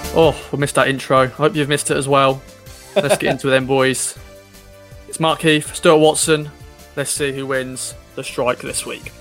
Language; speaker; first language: English; native; English